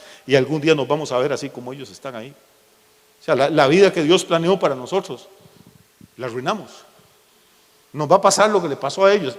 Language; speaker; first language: Spanish; native; Spanish